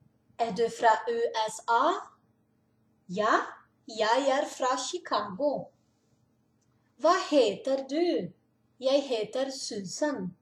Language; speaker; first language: Norwegian; non-native, learner; Portuguese